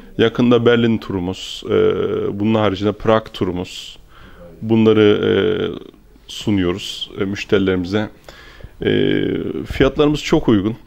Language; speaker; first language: Turkish; early bilingual, heritage; Turkish